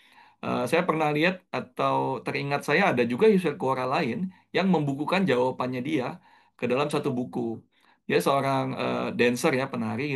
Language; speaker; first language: Indonesian; native; Indonesian